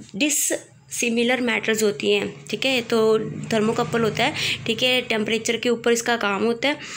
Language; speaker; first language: Hindi; non-native, local second language; Punjabi